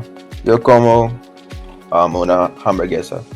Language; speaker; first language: Spanish; non-native, learner; English